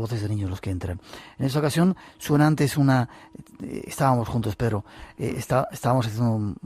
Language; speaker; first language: Spanish; native; Spanish